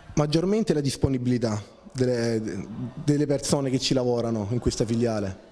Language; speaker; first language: Italian; native; Italian